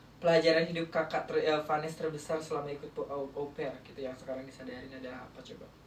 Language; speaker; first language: Indonesian; native; Indonesian